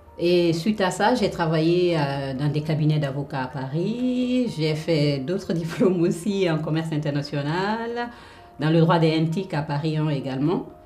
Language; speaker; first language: French; non-native, local second language; Fula